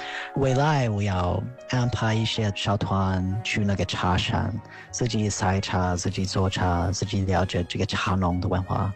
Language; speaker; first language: Chinese; non-native, fluent; English